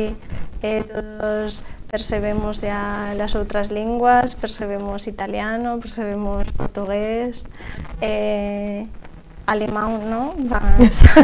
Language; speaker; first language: Portuguese; non-native, learner; Spanish